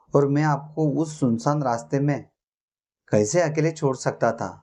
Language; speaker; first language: Hindi; non-native, local second language; Marathi